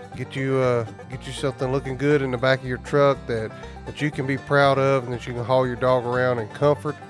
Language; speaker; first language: English; native; English